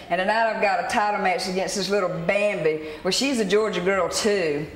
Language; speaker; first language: English; native; English